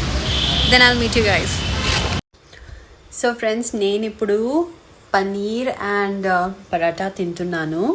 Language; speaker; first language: Telugu; non-native, learner; Kannada